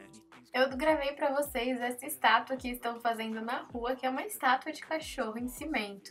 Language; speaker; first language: Portuguese; native; Portuguese